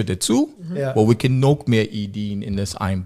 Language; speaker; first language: German; non-native, learner; English